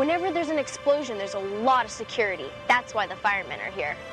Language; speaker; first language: English; native; English